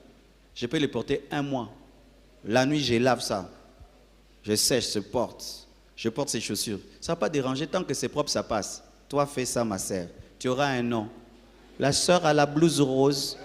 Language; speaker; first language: French; non-native, local second language; Lingala